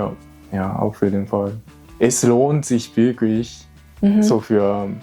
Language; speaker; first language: German; non-native, learner; Japanese